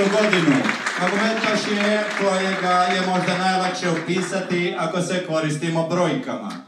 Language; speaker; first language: Croatian; native; Croatian